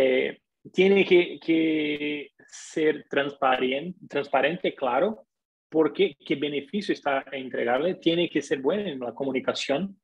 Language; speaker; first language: Spanish; non-native, fluent; Portuguese